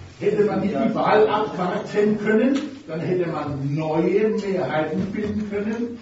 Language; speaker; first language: German; native; German